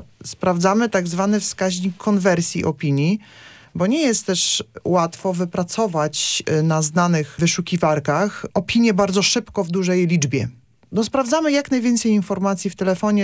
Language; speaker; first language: Polish; native; Polish